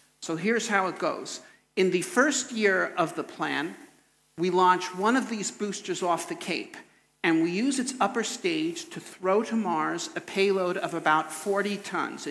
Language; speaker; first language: English; native; English